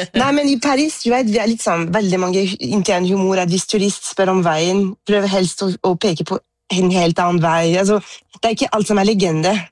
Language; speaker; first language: Norwegian; non-native, fluent; French